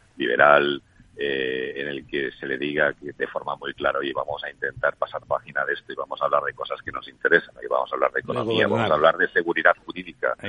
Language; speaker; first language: Spanish; non-native, local second language; Catalan